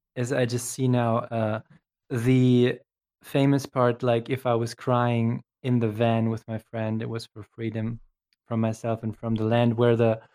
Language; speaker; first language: English; non-native, fluent; German